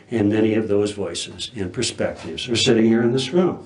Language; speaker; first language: English; native; English